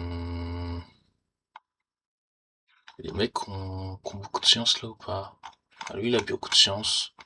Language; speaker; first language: French; native; French